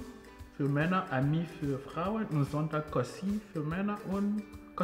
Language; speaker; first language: German; non-native, fluent; Ewe